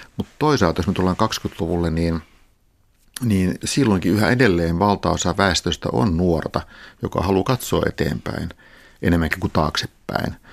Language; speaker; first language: Finnish; native; Finnish